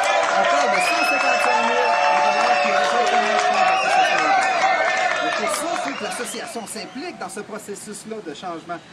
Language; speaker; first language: French; native; French